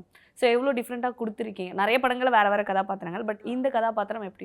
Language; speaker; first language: Tamil; native; Tamil